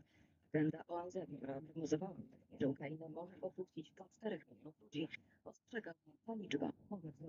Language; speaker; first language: Polish; native; Polish